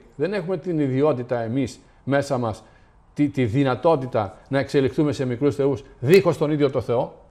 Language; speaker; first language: Greek; native; Greek